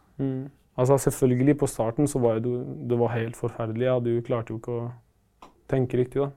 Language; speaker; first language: Norwegian; early bilingual, other home language; Arabic